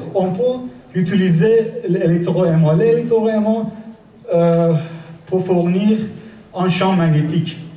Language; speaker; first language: French; non-native, learner; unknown